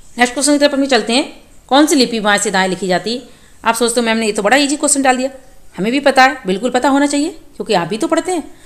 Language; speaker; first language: Hindi; native; Hindi